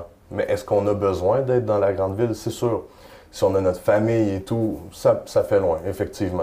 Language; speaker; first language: French; native; French